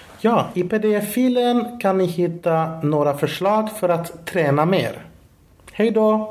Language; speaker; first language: Swedish; non-native, fluent; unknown